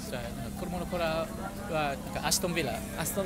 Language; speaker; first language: Japanese; non-native, fluent; English